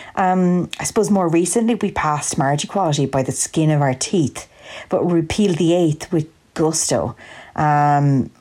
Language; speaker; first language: English; native; English